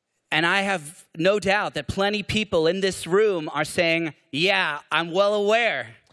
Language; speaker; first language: English; native; English